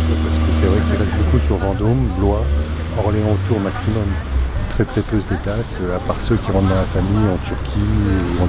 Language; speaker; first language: French; native; French